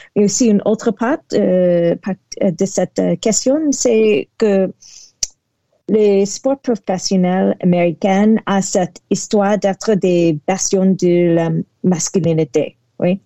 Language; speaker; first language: French; non-native, learner; English